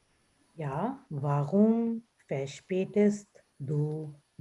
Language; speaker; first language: German; non-native, fluent; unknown